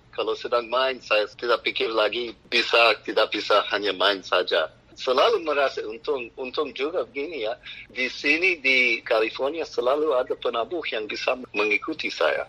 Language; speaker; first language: Indonesian; non-native, fluent; English